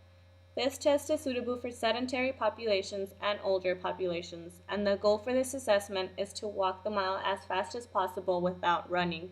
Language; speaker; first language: English; native; English